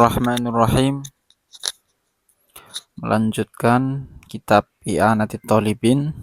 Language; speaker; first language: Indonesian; native; Indonesian